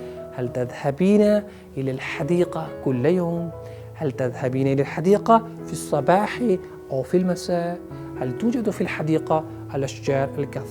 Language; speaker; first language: Arabic; non-native, fluent; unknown